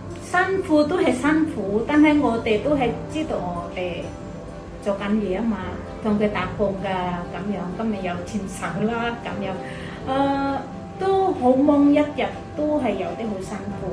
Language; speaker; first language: Cantonese; non-native, fluent; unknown